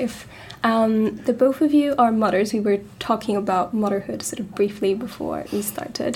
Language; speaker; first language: English; non-native, fluent; Italian